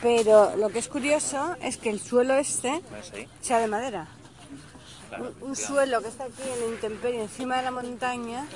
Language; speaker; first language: Spanish; native; Spanish